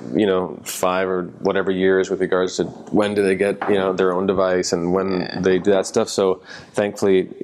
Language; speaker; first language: English; native; English